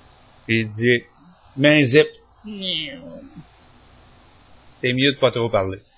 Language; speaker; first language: French; native; French